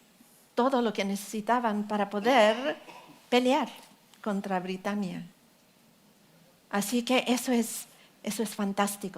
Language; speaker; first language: Spanish; early bilingual, heritage; Spanish